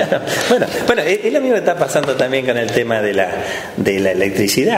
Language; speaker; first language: Spanish; native; Spanish